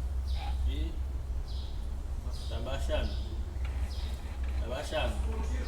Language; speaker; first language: Portuguese; non-native, learner; Haitian Creole